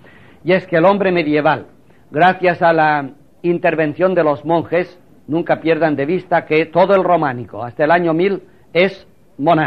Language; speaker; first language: Spanish; native; Spanish